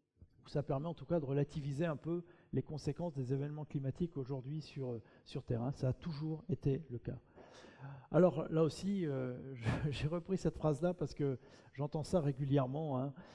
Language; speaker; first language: French; native; French